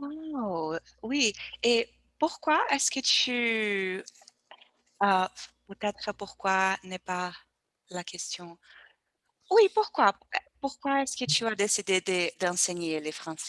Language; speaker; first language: French; non-native, learner; Portuguese